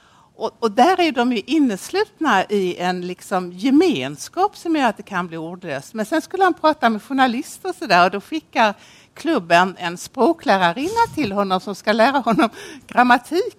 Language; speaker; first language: Swedish; native; Swedish